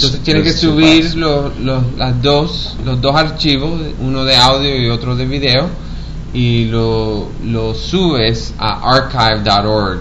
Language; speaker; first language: Spanish; early bilingual, heritage; Spanish